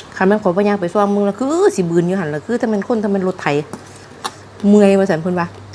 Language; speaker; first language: Thai; native; Thai